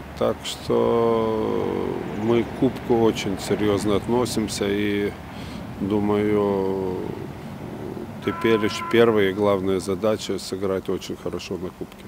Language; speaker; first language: Russian; non-native, fluent; Lithuanian